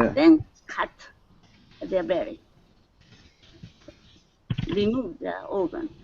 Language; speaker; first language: English; non-native, learner; Japanese